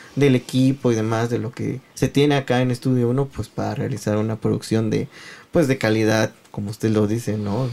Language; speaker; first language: Spanish; native; Spanish